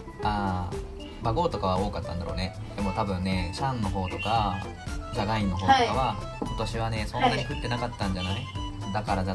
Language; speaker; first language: Japanese; native; Japanese